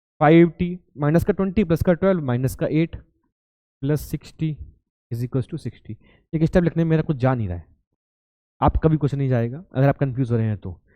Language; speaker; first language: Hindi; native; Hindi